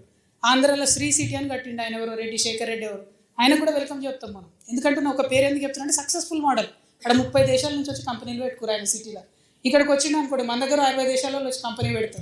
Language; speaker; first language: Telugu; native; Telugu